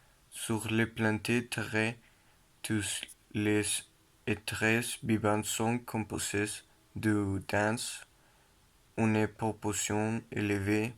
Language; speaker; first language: French; non-native, learner; Spanish